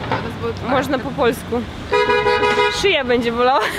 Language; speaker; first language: Polish; non-native, fluent; Russian